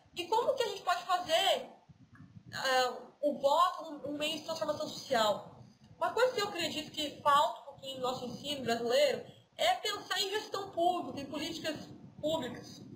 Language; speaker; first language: Portuguese; native; Portuguese